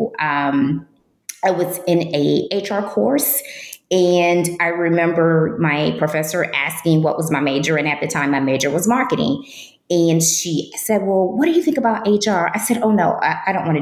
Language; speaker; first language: English; native; English